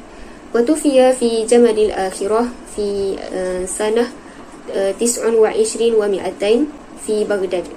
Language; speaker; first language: Arabic; non-native, learner; Malay